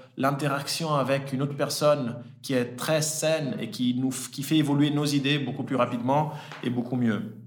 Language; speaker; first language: French; early bilingual, other home language; Italian